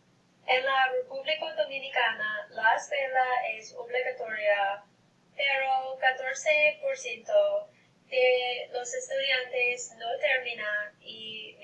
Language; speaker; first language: Spanish; non-native, learner; English